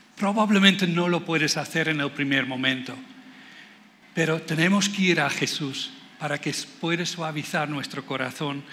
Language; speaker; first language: Spanish; non-native, fluent; Dutch